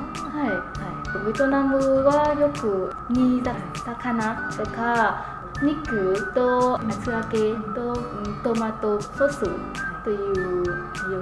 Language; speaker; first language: Japanese; non-native, learner; Vietnamese